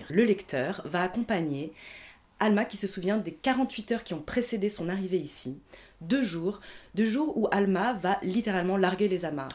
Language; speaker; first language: French; native; French